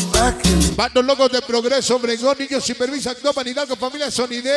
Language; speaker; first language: Spanish; native; Spanish